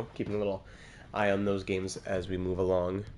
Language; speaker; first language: English; native; English